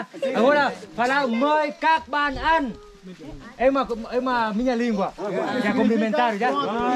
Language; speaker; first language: Portuguese; non-native, learner; Vietnamese